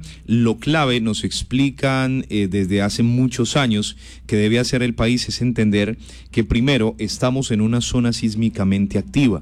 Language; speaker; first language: Spanish; native; Spanish